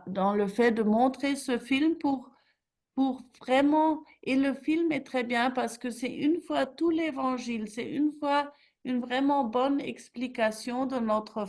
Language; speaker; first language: French; non-native, fluent; German